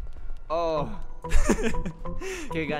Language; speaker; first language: Spanish; native; Spanish